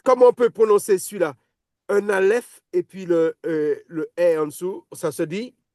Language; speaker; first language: French; native; French